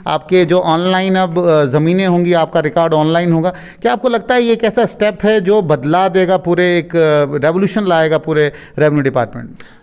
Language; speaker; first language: Hindi; non-native, local second language; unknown